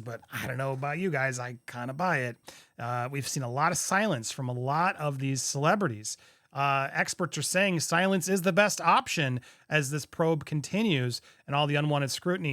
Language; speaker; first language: English; native; English